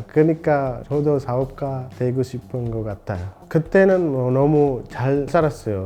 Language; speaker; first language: Korean; non-native, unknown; Sinhala